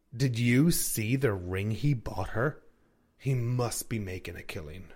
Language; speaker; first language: English; native; English